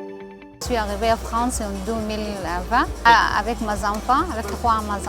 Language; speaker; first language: French; non-native, learner; Arabic